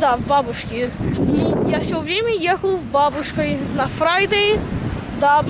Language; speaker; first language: Russian; early bilingual, heritage; Russian